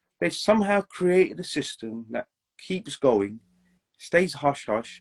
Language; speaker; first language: English; native; English